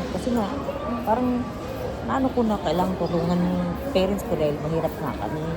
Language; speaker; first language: Filipino; non-native, local second language; Cebuano